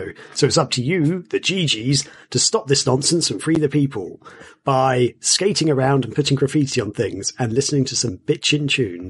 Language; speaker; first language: English; native; English